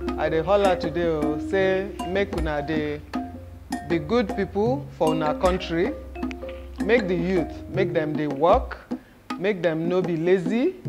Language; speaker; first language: Nigerian Pidgin; non-native, local second language; Yoruba